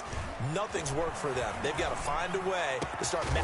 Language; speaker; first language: English; native; English